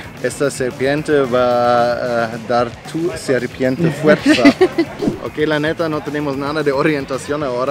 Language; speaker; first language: Spanish; non-native, learner; German